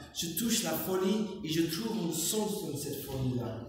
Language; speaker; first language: French; non-native, fluent; English